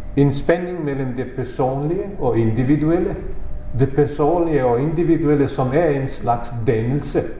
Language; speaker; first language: Danish; non-native, fluent; Bosnian